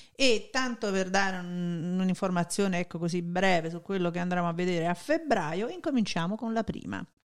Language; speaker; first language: Italian; native; Italian